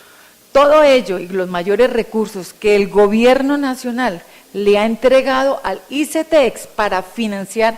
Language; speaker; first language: Spanish; native; Spanish